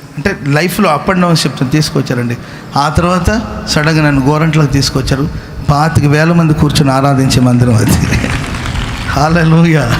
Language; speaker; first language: Telugu; non-native, local second language; Kannada